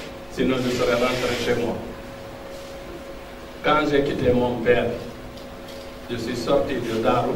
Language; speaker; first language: French; non-native, local second language; Fula